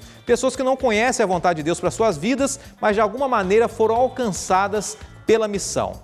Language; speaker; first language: Portuguese; native; Portuguese